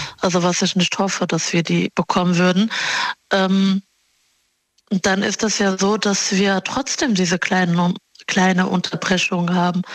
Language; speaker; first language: German; early bilingual, other home language; Arabic